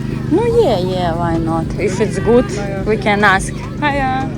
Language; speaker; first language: English; non-native, learner; Ukrainian